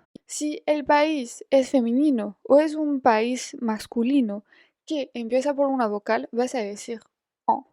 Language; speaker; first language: Spanish; non-native, fluent; French